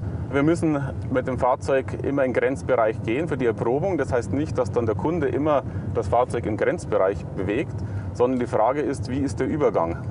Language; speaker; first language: German; native; German